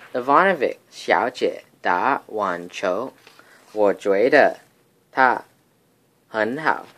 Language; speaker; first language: Chinese; non-native, learner; English